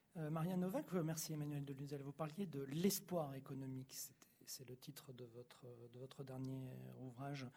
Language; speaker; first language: French; native; French